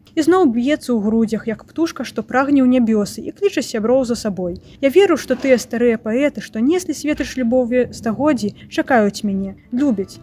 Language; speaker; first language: Belarusian; non-native, local second language; Russian